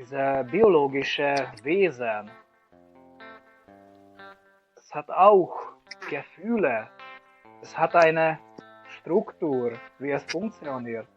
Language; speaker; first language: German; non-native, learner; Hungarian